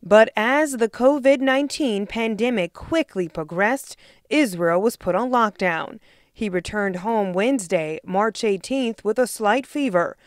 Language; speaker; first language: English; native; English